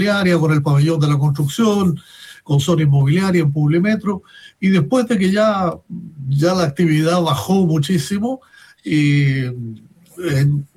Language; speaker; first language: Spanish; native; Spanish